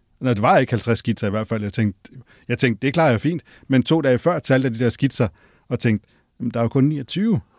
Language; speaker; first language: Danish; native; Danish